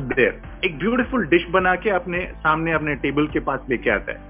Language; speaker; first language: English; non-native, local second language; Telugu